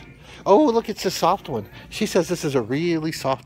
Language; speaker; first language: English; native; English